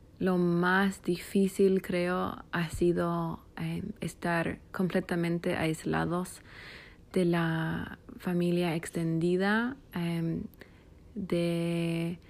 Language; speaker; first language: Spanish; non-native, fluent; English